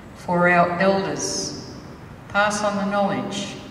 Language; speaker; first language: English; native; English